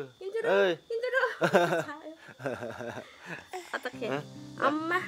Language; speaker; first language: Korean; non-native, learner; Thai